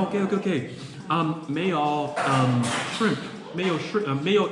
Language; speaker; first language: Chinese; non-native, learner; English